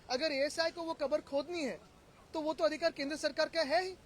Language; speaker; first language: Hindi; non-native, local second language; Marathi